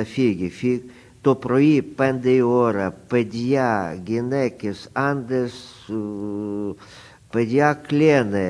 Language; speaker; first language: Greek; non-native, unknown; Russian